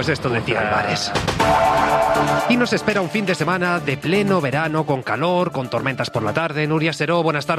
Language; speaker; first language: Spanish; native; Spanish